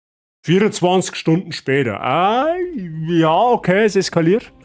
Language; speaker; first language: German; native; German